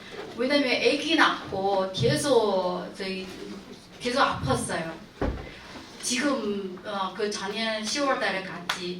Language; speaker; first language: Korean; non-native, learner; Chinese